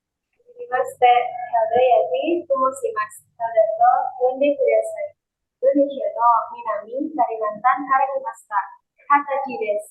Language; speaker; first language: Japanese; non-native, learner; Indonesian